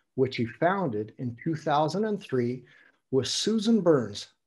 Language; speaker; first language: English; native; English